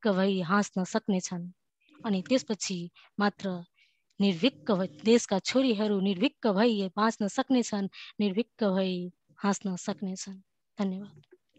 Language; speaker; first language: Nepali; native; Nepali